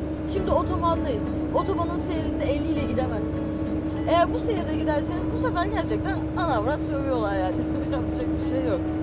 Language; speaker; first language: Turkish; native; Turkish